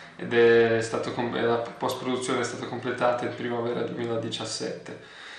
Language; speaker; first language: Italian; early bilingual, other home language; Russian